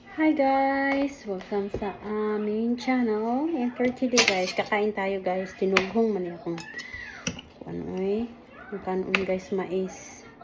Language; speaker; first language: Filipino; non-native, local second language; Cebuano